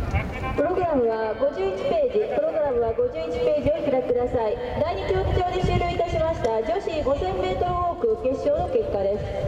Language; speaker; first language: Japanese; native; Japanese